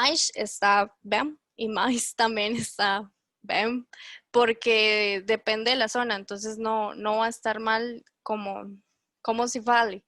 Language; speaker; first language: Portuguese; non-native, fluent; Spanish